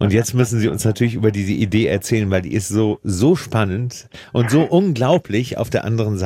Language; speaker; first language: German; native; German